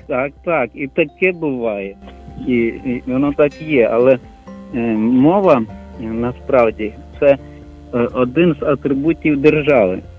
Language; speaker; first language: Ukrainian; native; Ukrainian